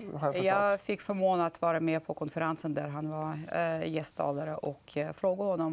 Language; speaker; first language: Swedish; non-native, fluent; Russian